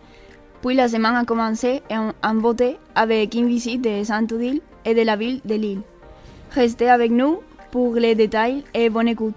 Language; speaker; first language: French; non-native, learner; Spanish